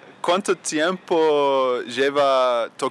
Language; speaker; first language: Spanish; non-native, learner; English